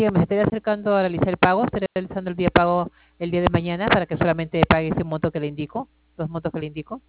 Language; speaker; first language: Spanish; native; Spanish